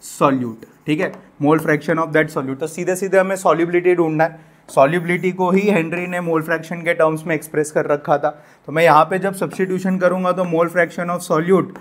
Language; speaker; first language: Hindi; non-native, local second language; Gujarati